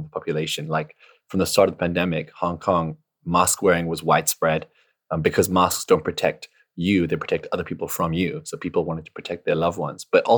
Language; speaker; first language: English; non-native, local second language; Cantonese